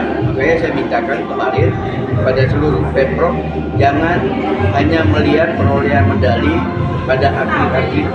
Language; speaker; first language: Indonesian; native; Indonesian